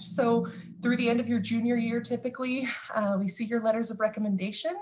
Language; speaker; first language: English; native; English